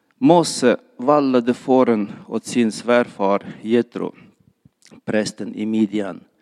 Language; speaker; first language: Swedish; non-native, fluent; Kyrgyz